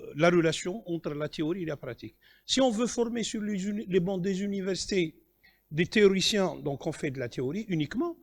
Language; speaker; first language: French; non-native, local second language; Kabyle